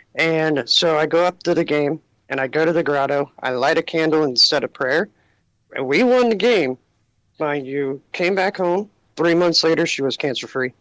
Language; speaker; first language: English; native; English